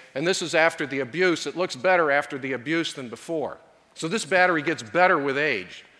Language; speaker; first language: English; native; English